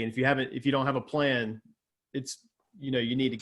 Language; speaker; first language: English; native; English